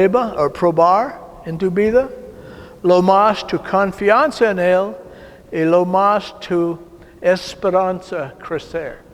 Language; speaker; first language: Spanish; non-native, learner; English